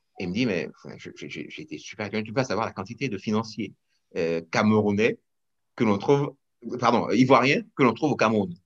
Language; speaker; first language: French; non-native, local second language; Rundi